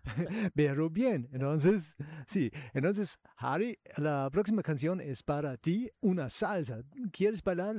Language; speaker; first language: Spanish; non-native, fluent; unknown